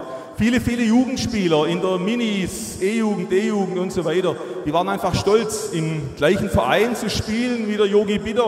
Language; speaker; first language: German; native; German